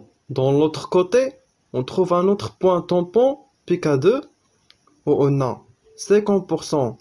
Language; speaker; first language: French; non-native, local second language; Arabic